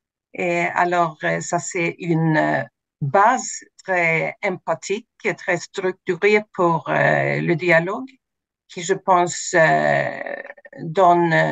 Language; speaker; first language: French; non-native, fluent; Swedish